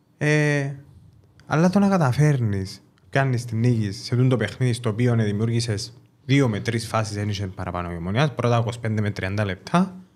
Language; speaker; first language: Greek; native; Greek